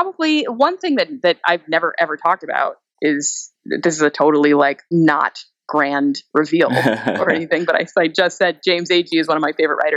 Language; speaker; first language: English; native; English